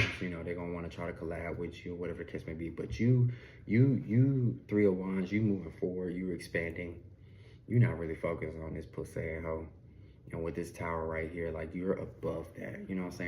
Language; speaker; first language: English; native; English